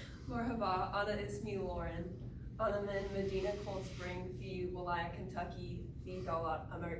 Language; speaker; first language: Arabic; non-native, learner; English